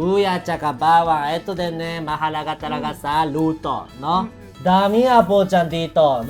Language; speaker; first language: Filipino; non-native, learner; Japanese